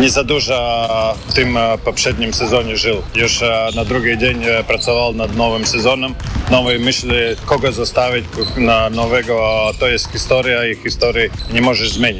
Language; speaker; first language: Polish; non-native, fluent; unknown